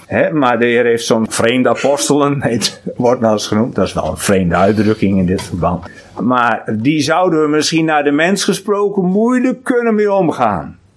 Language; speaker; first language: Dutch; non-native, local second language; Western Frisian